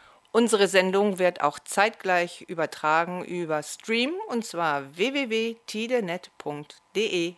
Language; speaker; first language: German; native; German